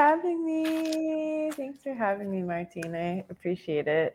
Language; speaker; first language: English; native; English